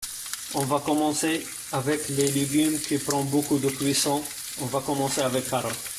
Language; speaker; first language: French; non-native, learner; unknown